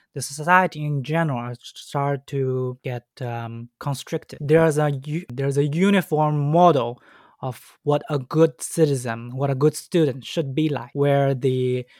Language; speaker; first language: English; non-native, fluent; Chinese